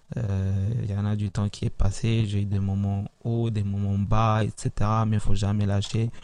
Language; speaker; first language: French; early bilingual, other home language; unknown